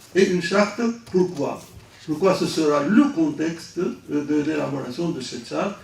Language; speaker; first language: French; non-native, local second language; Arabic